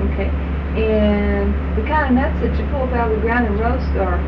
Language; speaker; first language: English; native; English